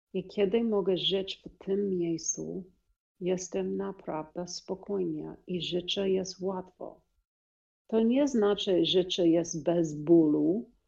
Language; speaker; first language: Polish; non-native, learner; English